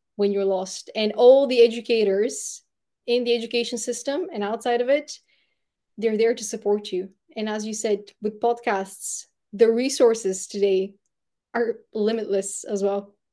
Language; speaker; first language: English; non-native, fluent; Bulgarian